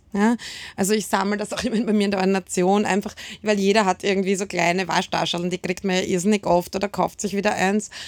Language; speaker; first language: German; native; German